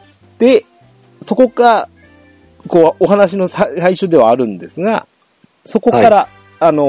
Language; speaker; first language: Japanese; native; Japanese